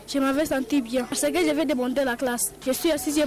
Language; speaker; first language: French; non-native, local second language; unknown